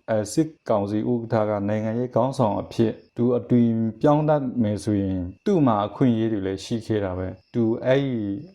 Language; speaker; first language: Burmese; non-native, local second language; Kachin